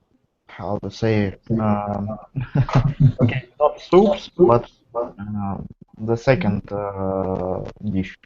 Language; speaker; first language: English; non-native, fluent; Russian